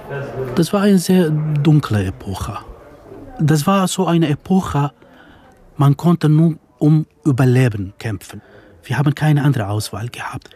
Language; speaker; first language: German; non-native, fluent; Kurdish